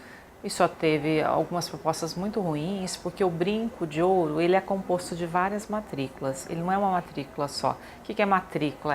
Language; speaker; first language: Portuguese; native; Portuguese